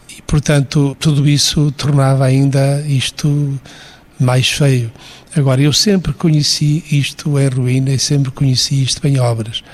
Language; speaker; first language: Portuguese; native; Portuguese